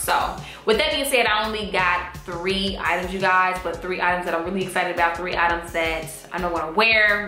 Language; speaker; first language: English; native; English